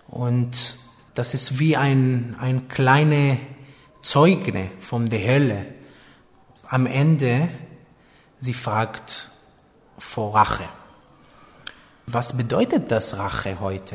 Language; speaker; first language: German; non-native, fluent; Hebrew